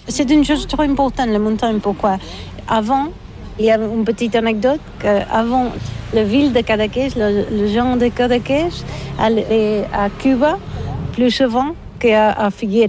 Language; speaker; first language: French; non-native, learner; Catalan